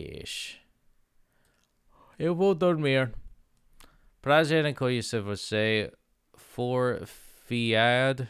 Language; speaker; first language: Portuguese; non-native, learner; English